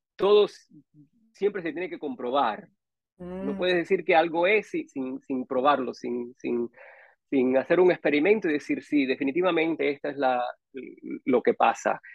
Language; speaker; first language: Spanish; native; Spanish